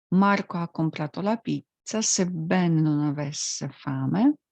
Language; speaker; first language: Italian; non-native, fluent; Polish